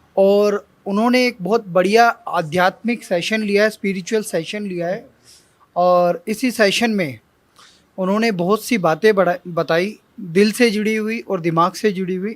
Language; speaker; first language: Hindi; native; Hindi